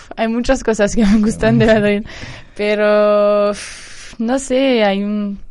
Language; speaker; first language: Spanish; non-native, fluent; French